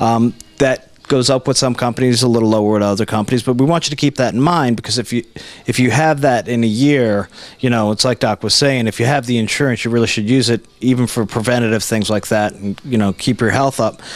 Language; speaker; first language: English; native; English